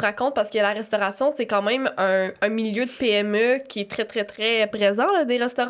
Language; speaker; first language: French; native; French